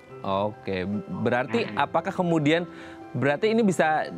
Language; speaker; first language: Indonesian; native; Indonesian